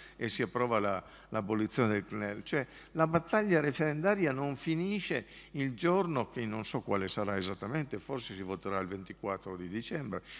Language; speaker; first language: Italian; native; Italian